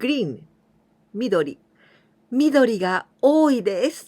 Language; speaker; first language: Japanese; non-native, fluent; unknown